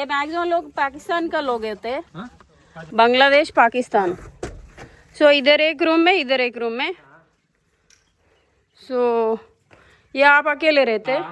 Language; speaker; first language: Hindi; non-native, local second language; Telugu